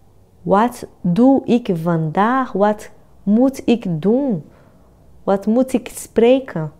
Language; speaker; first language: Dutch; non-native, fluent; Portuguese